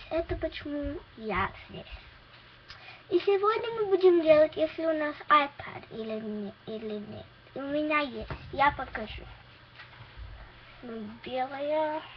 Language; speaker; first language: Russian; early bilingual, heritage; English